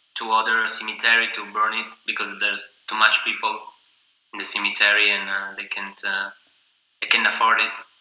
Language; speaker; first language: English; non-native, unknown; Italian